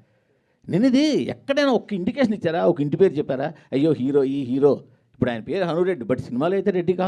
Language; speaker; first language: Telugu; native; Telugu